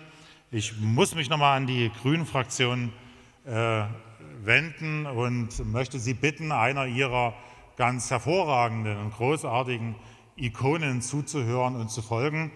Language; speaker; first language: German; native; German